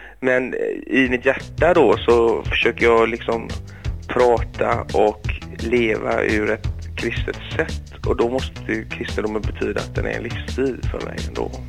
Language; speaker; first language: Swedish; early bilingual, other home language; Greek